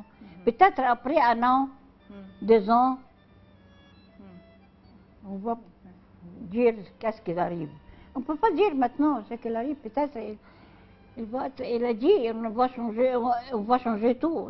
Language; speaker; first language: French; non-native, learner; Arabic